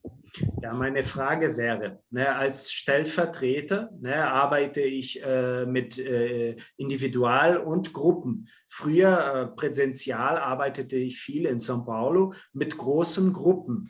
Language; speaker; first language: German; non-native, fluent; Portuguese